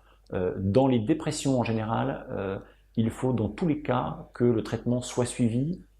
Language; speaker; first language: French; native; French